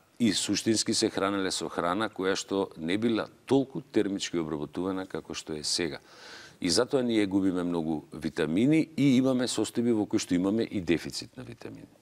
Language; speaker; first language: Macedonian; native; Macedonian